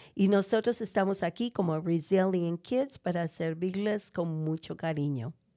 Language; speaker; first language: Spanish; native; Spanish